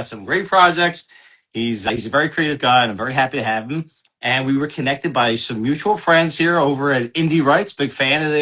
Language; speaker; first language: English; native; English